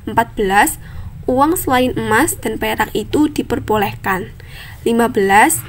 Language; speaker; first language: Indonesian; native; Indonesian